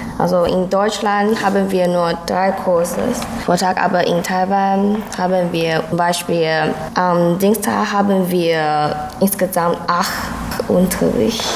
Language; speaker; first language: German; non-native, learner; Chinese